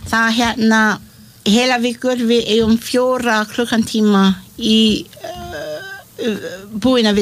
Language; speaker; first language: Icelandic; non-native, learner; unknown